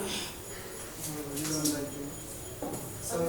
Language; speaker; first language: English; non-native, local second language; Hindi